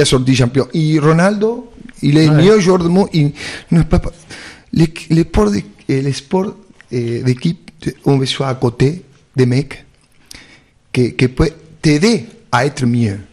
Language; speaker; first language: French; non-native, fluent; Spanish